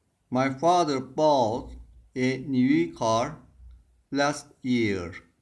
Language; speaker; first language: English; non-native, fluent; Turkish